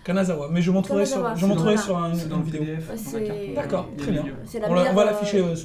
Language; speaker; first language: French; native; French